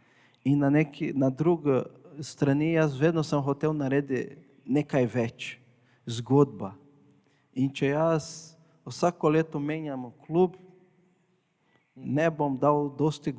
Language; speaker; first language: Slovenian; non-native, fluent; Portuguese